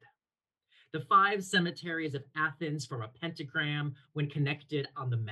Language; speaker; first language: English; native; English